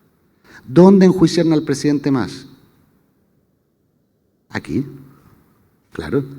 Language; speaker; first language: Spanish; native; Spanish